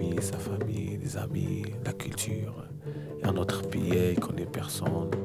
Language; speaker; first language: French; non-native, learner; Arabic